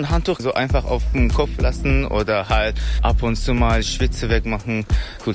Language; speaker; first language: German; non-native, learner; Persian